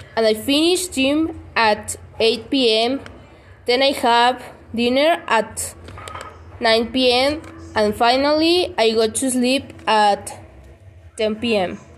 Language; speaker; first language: English; non-native, learner; Spanish